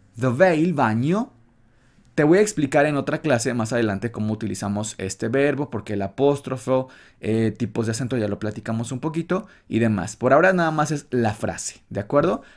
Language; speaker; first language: Spanish; native; Spanish